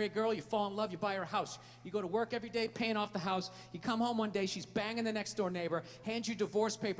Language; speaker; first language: English; native; English